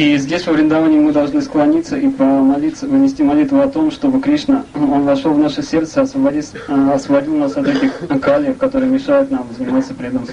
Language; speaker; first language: Russian; native; Russian